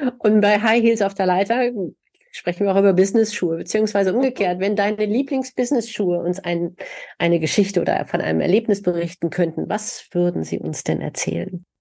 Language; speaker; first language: German; native; German